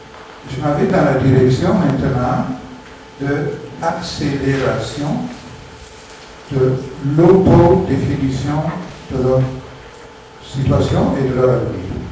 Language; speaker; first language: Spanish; non-native, learner; Italian